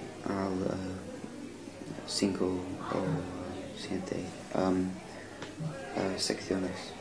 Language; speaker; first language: Spanish; non-native, learner; English